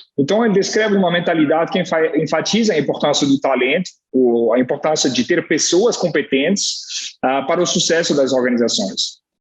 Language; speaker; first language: Portuguese; non-native, fluent; French